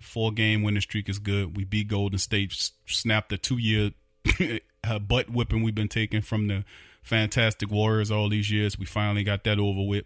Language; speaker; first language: English; native; English